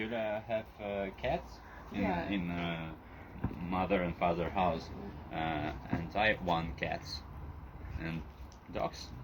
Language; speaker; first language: English; non-native, learner; Ukrainian